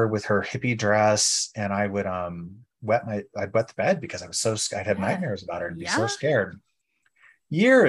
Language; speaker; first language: English; native; English